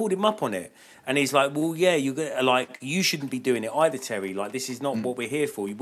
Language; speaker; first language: English; native; English